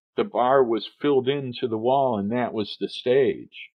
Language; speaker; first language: English; native; English